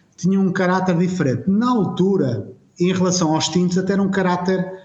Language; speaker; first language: Portuguese; native; Portuguese